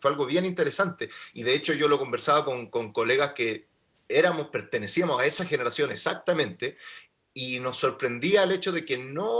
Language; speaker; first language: Spanish; native; Spanish